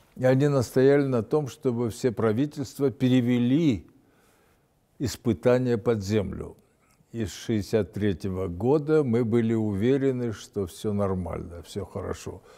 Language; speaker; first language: Russian; native; Russian